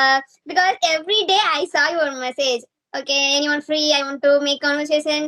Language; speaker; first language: English; non-native, learner; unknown